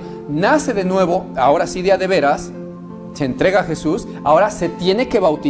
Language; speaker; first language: Spanish; native; Spanish